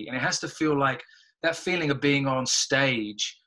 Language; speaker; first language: English; native; English